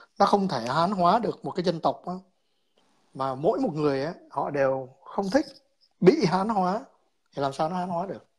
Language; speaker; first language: Vietnamese; native; Vietnamese